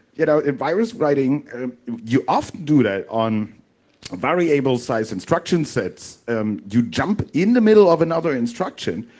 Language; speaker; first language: English; non-native, fluent; German